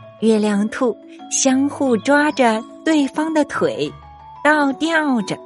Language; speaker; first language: Chinese; native; Chinese